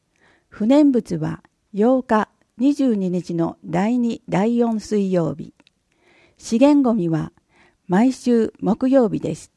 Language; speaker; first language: Japanese; native; Japanese